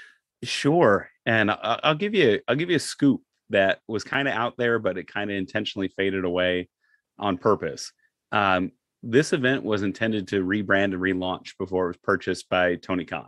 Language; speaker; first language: English; native; English